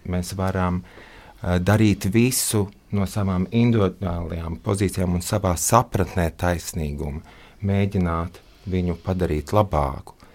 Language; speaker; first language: Latvian; non-native, local second language; Russian